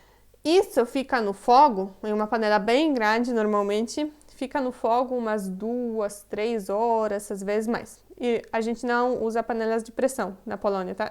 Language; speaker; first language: Portuguese; non-native, fluent; Polish